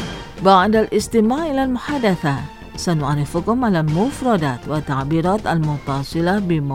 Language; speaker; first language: Arabic; non-native, fluent; Indonesian